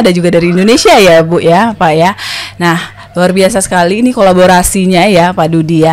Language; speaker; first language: Indonesian; native; Indonesian